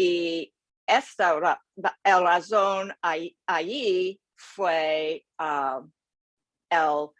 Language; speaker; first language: Spanish; non-native, learner; English